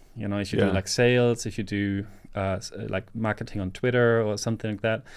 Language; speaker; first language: English; non-native, fluent; German